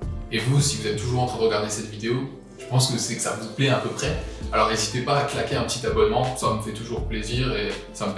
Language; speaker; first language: French; native; French